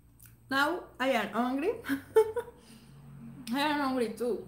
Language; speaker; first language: English; non-native, learner; Spanish